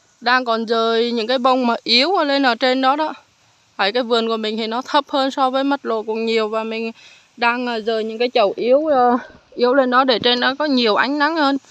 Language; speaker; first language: Vietnamese; native; Vietnamese